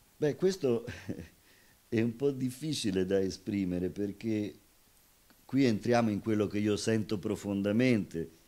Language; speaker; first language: Italian; native; Italian